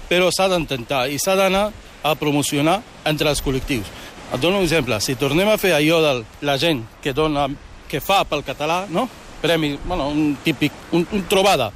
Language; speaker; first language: Catalan; early bilingual, other home language; Arabic